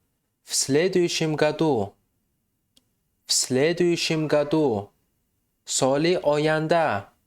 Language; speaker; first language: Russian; non-native, fluent; Tajik